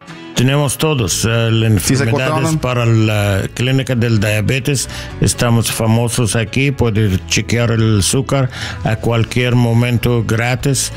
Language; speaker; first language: Spanish; non-native, learner; English